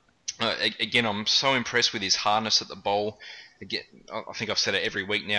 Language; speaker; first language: English; native; English